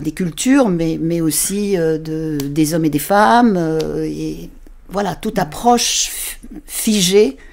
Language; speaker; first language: French; native; French